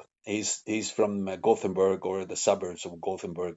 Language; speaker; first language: English; non-native, fluent; Swedish